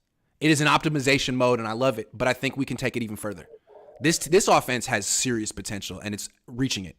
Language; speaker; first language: English; native; English